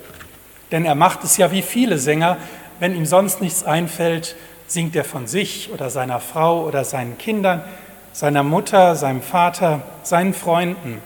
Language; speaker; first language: German; native; German